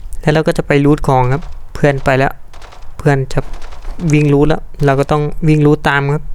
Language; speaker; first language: Thai; native; Thai